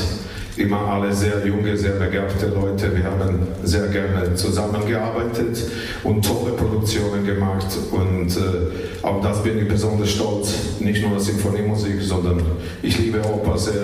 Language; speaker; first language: German; non-native, fluent; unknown